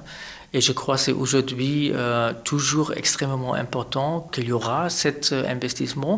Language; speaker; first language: French; non-native, fluent; German